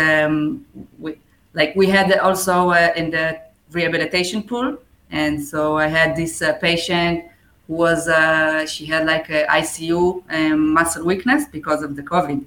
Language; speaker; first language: English; non-native, fluent; Hebrew